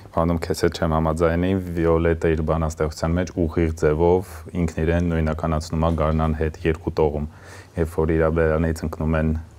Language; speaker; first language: Armenian; native; Armenian